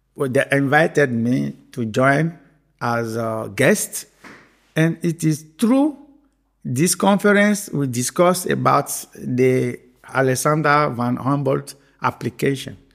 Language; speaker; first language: English; non-native, fluent; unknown